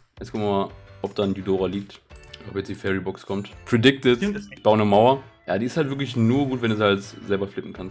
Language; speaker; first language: German; native; German